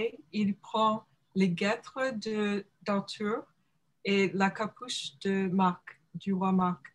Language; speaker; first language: French; non-native, fluent; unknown